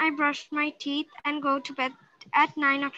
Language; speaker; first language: English; non-native, learner; Sinhala